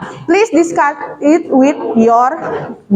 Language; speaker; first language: English; non-native, fluent; Indonesian